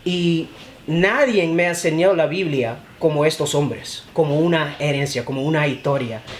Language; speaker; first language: Spanish; early bilingual, heritage; Spanish